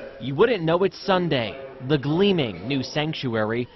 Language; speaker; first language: English; native; English